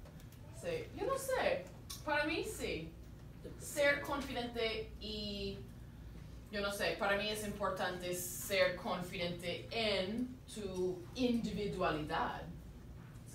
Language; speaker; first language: Spanish; non-native, fluent; English